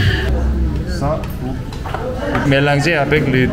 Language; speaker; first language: French; non-native, learner; Korean